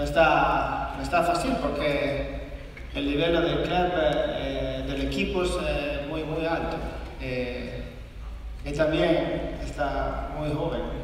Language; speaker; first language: Spanish; non-native, learner; Italian